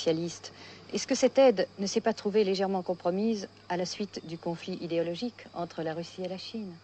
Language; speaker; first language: French; native; French